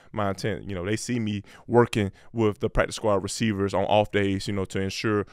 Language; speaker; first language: English; native; English